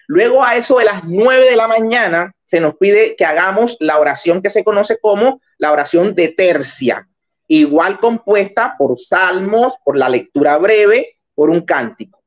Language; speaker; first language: Spanish; native; Spanish